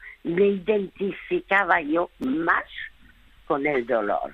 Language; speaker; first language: Spanish; early bilingual, other home language; French